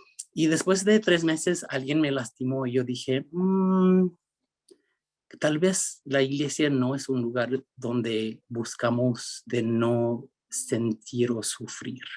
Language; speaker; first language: Spanish; early bilingual, heritage; Spanish